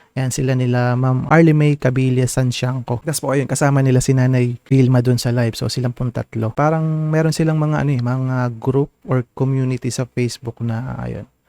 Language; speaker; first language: Filipino; native; Filipino